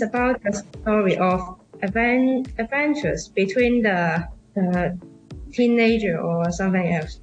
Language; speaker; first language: English; non-native, local second language; Cantonese